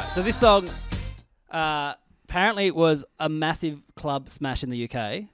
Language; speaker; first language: English; native; English